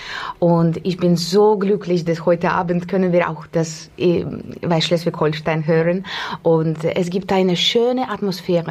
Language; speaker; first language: German; non-native, fluent; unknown